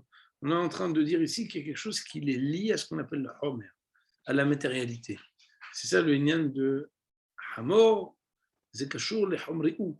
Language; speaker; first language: French; native; French